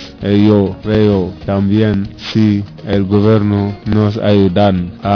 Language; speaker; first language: Spanish; non-native, learner; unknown